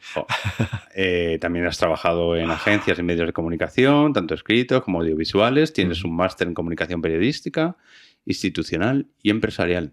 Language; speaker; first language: Spanish; native; Spanish